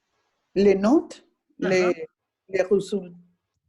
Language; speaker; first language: French; non-native, learner; Spanish